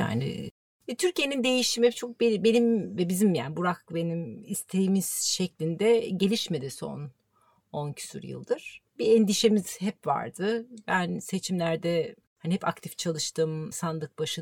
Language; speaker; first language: Turkish; native; Turkish